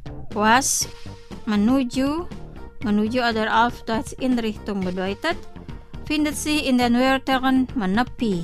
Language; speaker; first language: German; non-native, fluent; Indonesian